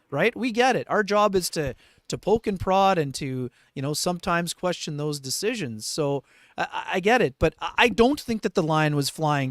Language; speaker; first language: English; native; English